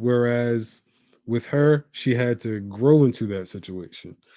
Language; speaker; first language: English; native; English